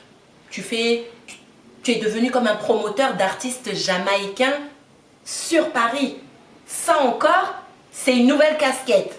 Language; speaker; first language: French; native; French